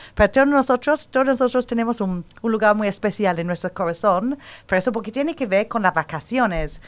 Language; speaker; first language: Spanish; non-native, fluent; English